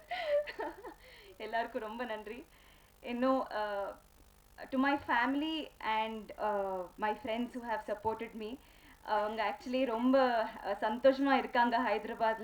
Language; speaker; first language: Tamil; non-native, learner; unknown